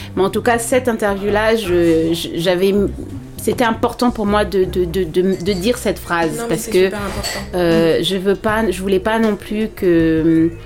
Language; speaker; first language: French; non-native, local second language; Lingala